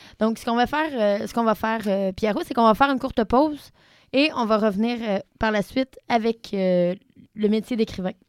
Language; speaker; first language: French; native; French